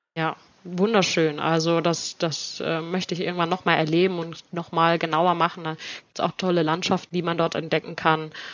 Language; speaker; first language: German; native; German